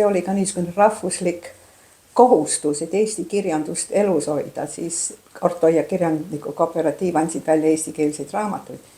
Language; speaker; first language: Estonian; early bilingual, heritage; Estonian